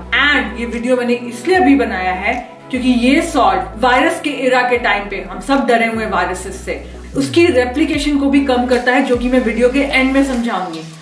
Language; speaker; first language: Hindi; native; Hindi